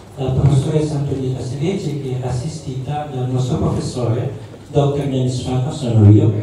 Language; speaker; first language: Italian; non-native, fluent; Indonesian